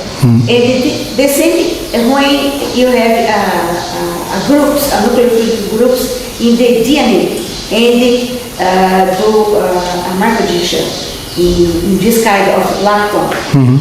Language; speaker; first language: English; non-native, fluent; Portuguese